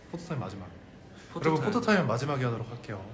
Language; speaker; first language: Korean; native; Korean